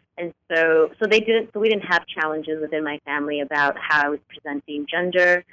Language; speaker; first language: English; native; English